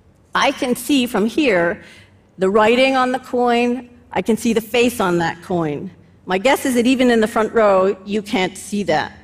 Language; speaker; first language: English; native; English